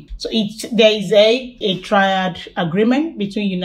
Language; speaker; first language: English; non-native, local second language; Yoruba